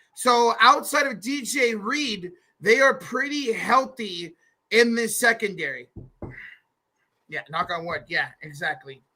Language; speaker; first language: English; native; English